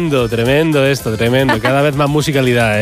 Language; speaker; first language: Spanish; native; Spanish